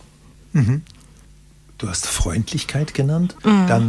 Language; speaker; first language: German; native; German